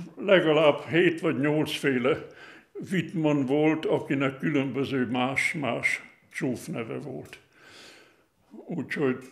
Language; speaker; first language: Hungarian; non-native, local second language; German